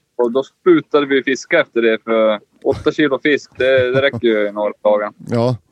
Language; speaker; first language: Swedish; native; Swedish